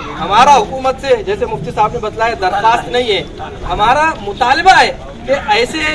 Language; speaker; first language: Urdu; native; Urdu